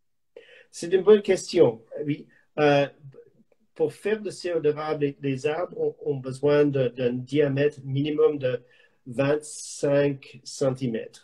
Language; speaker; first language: French; non-native, learner; English